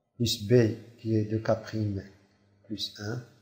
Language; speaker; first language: French; non-native, local second language; Arabic